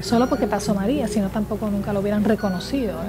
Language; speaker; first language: Spanish; native; Spanish